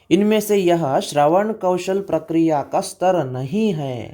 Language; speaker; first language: Hindi; non-native, local second language; Kannada